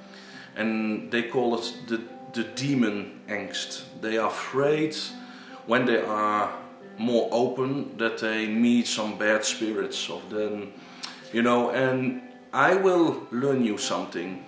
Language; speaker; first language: English; non-native, learner; Dutch